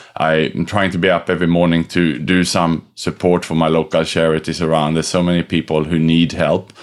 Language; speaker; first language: English; non-native, fluent; Swedish